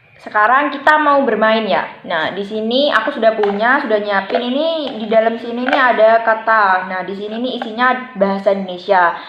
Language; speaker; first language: Indonesian; non-native, local second language; Javanese